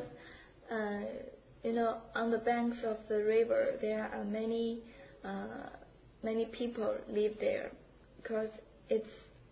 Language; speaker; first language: English; non-native, learner; Chinese